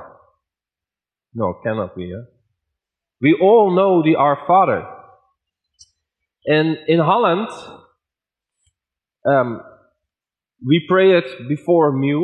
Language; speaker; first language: English; non-native, fluent; Dutch